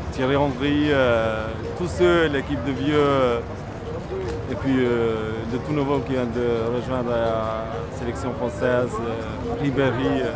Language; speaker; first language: French; non-native, fluent; Albanian